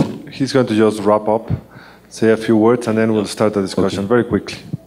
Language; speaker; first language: English; non-native, fluent; Spanish